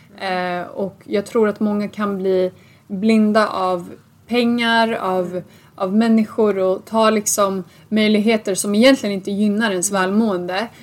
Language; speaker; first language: Swedish; early bilingual, other home language; Assyrian Neo-Aramaic